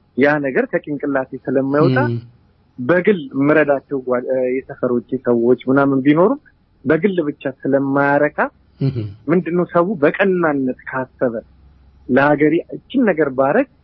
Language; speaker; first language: Amharic; native; Amharic